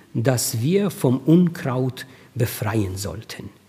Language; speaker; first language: German; non-native, fluent; Persian